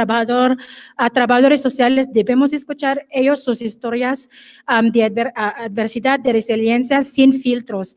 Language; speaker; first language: Spanish; non-native, fluent; English